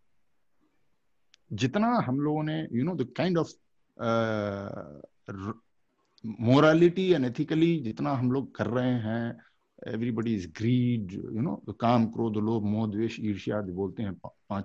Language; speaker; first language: English; non-native, local second language; Hindi